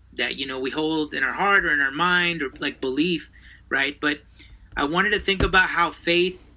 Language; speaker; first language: English; early bilingual, other home language; Spanish